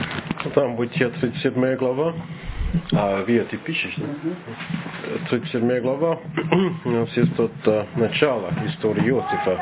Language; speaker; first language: Russian; non-native, learner; English